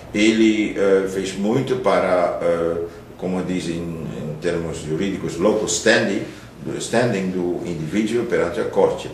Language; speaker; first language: Portuguese; non-native, fluent; Dutch